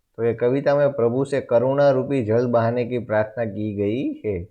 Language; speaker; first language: Hindi; non-native, local second language; Gujarati